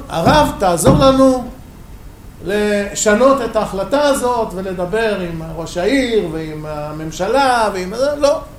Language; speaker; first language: Hebrew; non-native, fluent; English